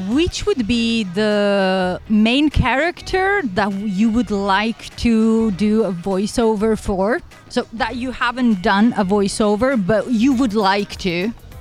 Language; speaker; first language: English; non-native, fluent; Italian